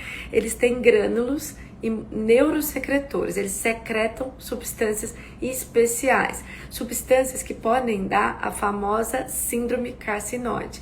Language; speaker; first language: Portuguese; native; Portuguese